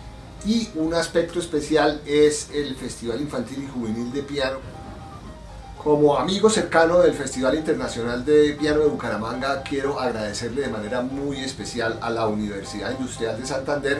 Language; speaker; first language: Spanish; native; Spanish